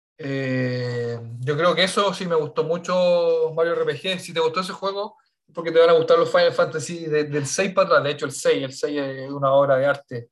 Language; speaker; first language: Spanish; native; Spanish